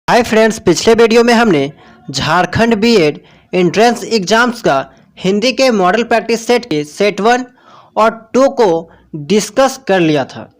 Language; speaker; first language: Hindi; native; Hindi